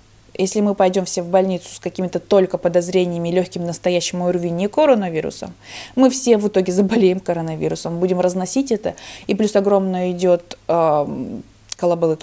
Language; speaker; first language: Russian; native; Russian